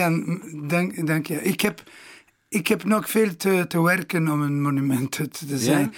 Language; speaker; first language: Dutch; non-native, local second language; Italian